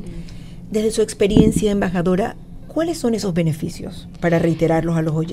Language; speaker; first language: Spanish; native; Spanish